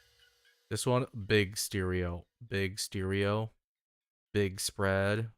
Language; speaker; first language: English; native; English